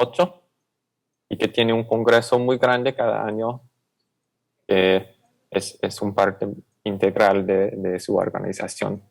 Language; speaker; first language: Spanish; non-native, fluent; English